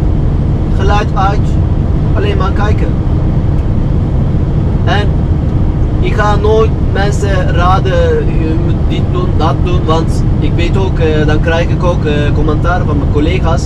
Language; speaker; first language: Dutch; non-native, fluent; Turkish